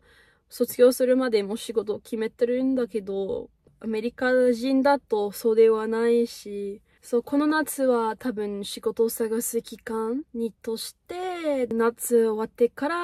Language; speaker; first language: Japanese; non-native, fluent; English